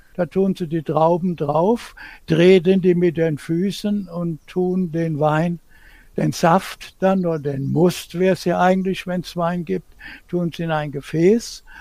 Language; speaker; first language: German; native; German